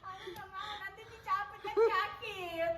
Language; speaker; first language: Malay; non-native, local second language; Javanese